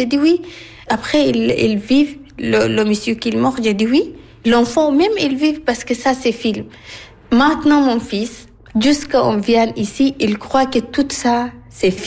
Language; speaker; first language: French; non-native, learner; Arabic